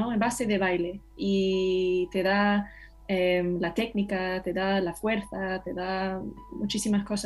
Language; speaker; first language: Spanish; non-native, fluent; English